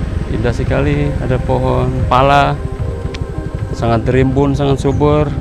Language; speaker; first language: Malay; non-native, local second language; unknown